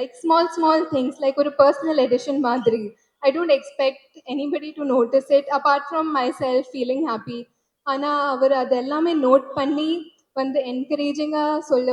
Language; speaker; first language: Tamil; non-native, learner; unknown